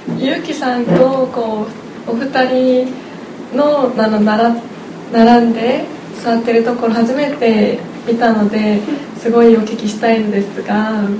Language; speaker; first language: Japanese; non-native, fluent; Korean